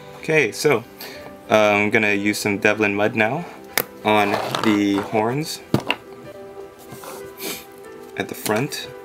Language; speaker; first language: English; native; English